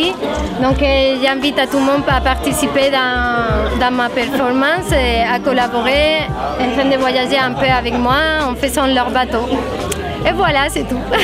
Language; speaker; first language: French; non-native, learner; Spanish